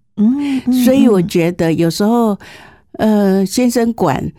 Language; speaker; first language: Chinese; native; Chinese